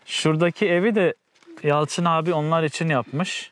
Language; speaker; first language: Turkish; native; Turkish